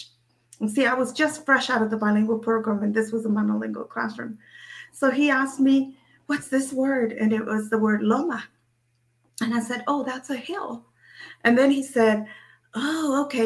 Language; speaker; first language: English; early bilingual, other home language; Spanish